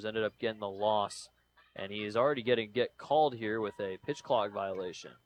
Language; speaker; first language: English; native; English